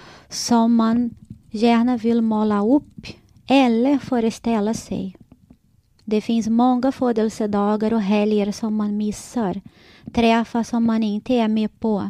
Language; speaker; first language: Swedish; non-native, fluent; Portuguese